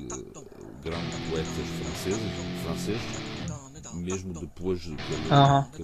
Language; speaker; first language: Portuguese; early bilingual, heritage; French